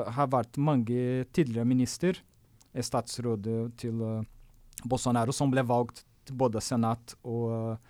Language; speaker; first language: Norwegian; non-native, fluent; Portuguese